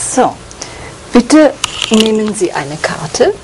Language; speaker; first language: German; native; German